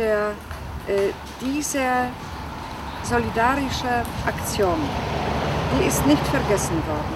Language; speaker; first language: German; non-native, fluent; Polish